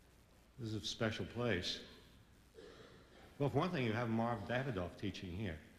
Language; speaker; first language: English; native; English